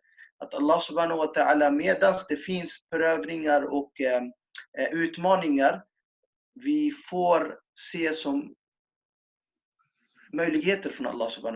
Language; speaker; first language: Swedish; non-native, fluent; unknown